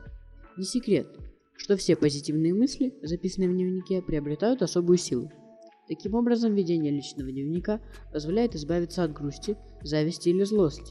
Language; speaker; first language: Russian; native; Russian